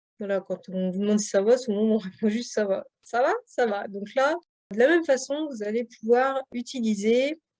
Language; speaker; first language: French; native; French